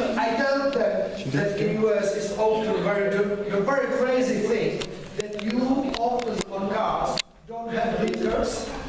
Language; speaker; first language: English; non-native, learner; Czech